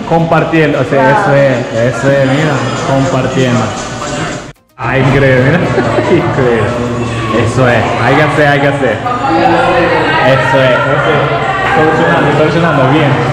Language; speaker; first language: Spanish; non-native, learner; Japanese